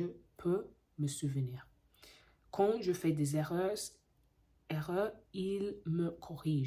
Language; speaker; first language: French; non-native, learner; English